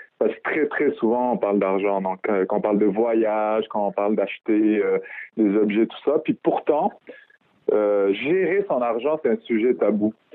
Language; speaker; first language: French; early bilingual, other home language; Arabic